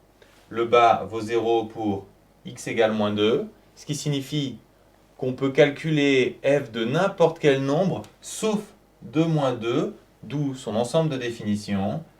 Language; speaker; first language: French; native; French